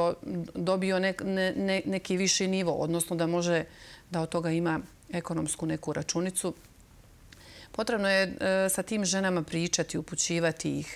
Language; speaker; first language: Serbian; native; Serbian